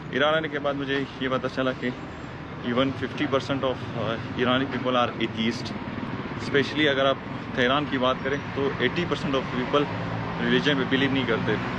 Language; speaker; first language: Hindi; native; Hindi